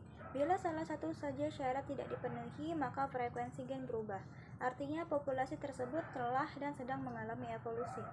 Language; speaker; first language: Indonesian; native; Indonesian